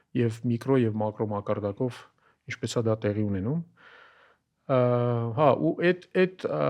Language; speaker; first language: Armenian; native; Armenian